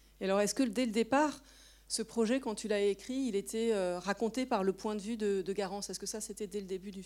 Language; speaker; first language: French; native; French